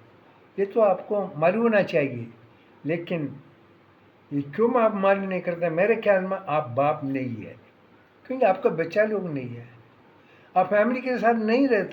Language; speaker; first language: Hindi; non-native, local second language; Malayalam